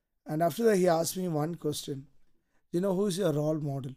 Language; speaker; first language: English; non-native, local second language; Malayalam